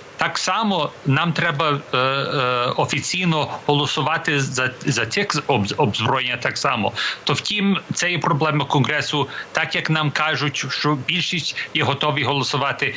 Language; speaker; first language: Ukrainian; early bilingual, heritage; English